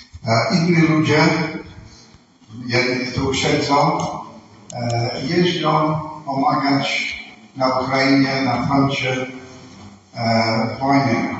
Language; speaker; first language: Polish; non-native, fluent; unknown